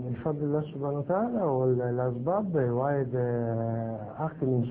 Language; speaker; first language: Arabic; non-native, learner; Italian